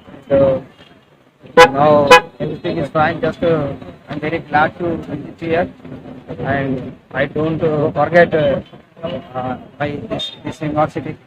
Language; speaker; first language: English; non-native, learner; Telugu